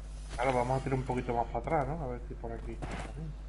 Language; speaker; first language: Spanish; native; Spanish